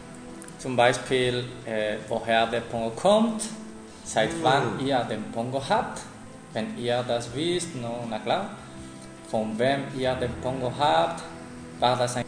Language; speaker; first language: German; non-native, learner; Spanish